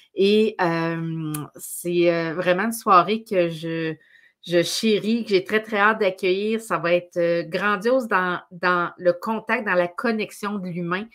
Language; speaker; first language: French; native; French